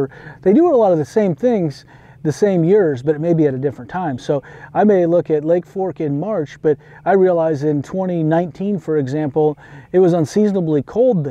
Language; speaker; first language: English; native; English